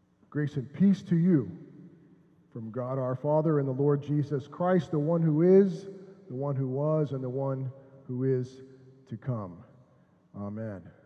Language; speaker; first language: English; native; English